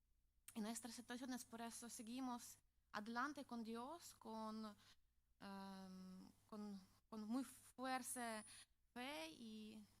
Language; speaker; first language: Spanish; non-native, learner; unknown